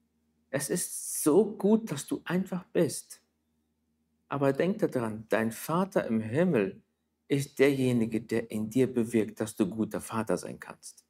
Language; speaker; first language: German; native; German